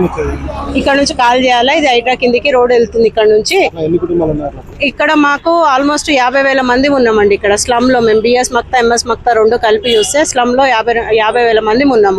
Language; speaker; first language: Telugu; native; Telugu